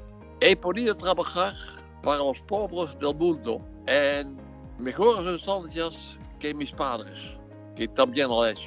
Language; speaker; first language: Spanish; non-native, fluent; Dutch